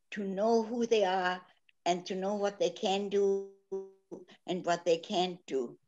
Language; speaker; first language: English; early bilingual, other home language; German